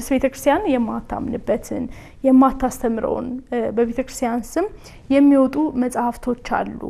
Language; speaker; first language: Amharic; native; Amharic